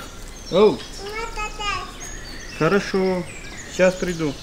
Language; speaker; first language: Russian; native; Russian